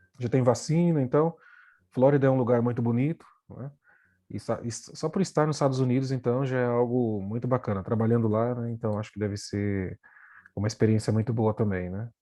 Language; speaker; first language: Portuguese; native; Portuguese